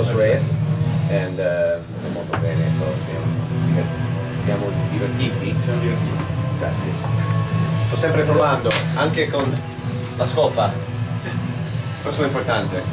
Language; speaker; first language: Italian; non-native, learner; English